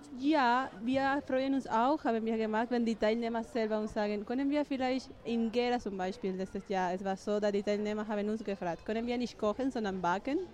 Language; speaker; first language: German; non-native, learner; Spanish